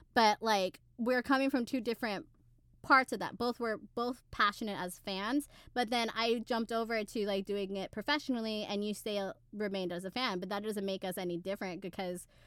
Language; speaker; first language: English; native; English